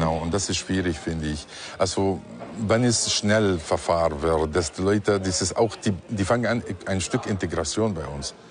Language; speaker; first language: German; non-native, fluent; Arabic